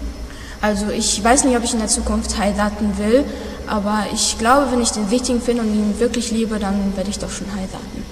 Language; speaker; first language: German; non-native, fluent; Polish